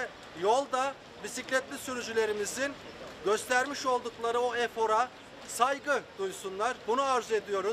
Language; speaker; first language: Turkish; native; Turkish